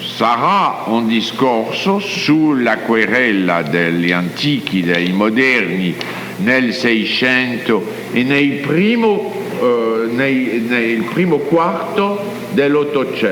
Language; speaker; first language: Italian; non-native, fluent; French